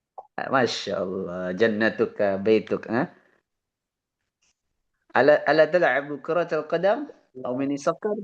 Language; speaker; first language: Arabic; non-native, fluent; Indonesian